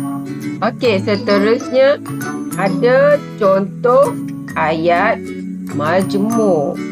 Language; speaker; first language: Malay; native; Malay